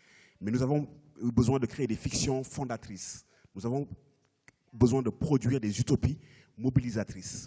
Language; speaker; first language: French; native; French